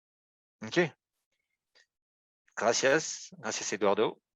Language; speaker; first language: Spanish; non-native, learner; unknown